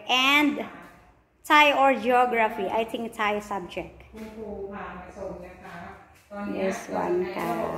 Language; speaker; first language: English; non-native, local second language; Filipino